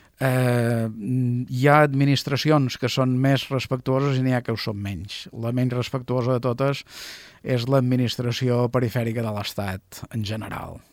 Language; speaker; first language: Catalan; native; Catalan